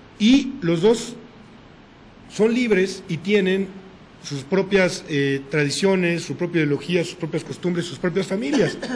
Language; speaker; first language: Spanish; native; Spanish